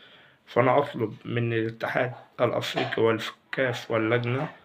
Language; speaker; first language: Arabic; native; Arabic